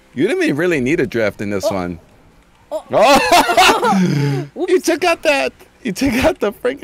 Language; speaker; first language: English; native; English